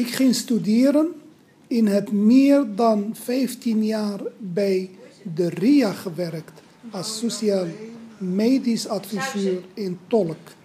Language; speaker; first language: Dutch; non-native, fluent; Arabic